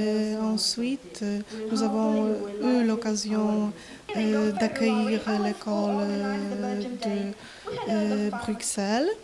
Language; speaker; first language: French; non-native, fluent; Polish